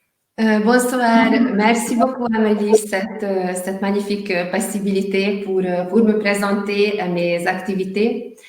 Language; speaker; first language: French; non-native, learner; Hungarian